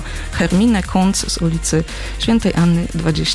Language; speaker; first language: Polish; native; Polish